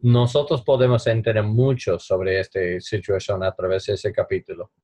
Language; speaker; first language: Spanish; non-native, learner; English